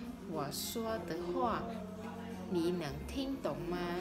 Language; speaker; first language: Chinese; non-native, learner; Khmer